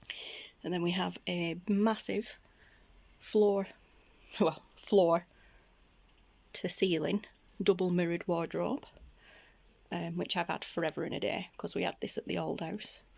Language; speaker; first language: English; native; English